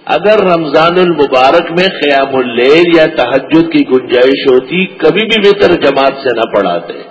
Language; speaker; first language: Urdu; non-native, local second language; Pashto